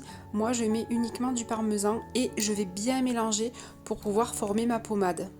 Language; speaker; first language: French; native; French